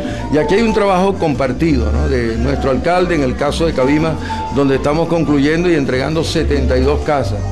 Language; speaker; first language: Spanish; native; Spanish